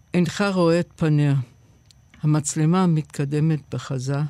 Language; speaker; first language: Hebrew; non-native, fluent; English